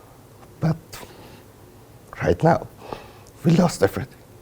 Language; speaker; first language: English; non-native, learner; Persian